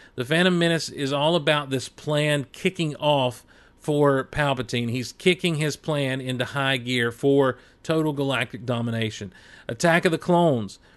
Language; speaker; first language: English; native; English